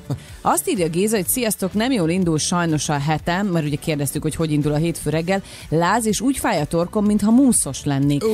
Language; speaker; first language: Hungarian; native; Hungarian